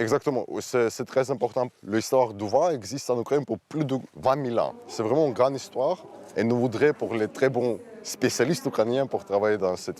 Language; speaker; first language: French; non-native, fluent; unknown